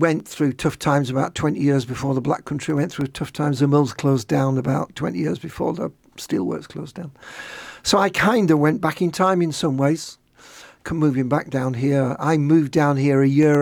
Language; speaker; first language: English; native; English